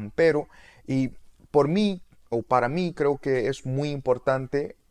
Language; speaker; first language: Spanish; non-native, learner; English